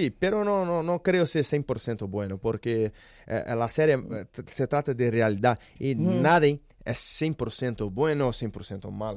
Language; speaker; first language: Spanish; non-native, learner; Portuguese